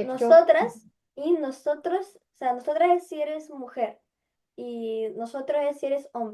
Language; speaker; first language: Spanish; early bilingual, other home language; Ukrainian